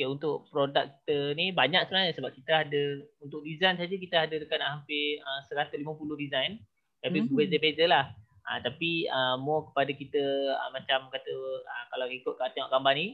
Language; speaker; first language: Malay; native; Malay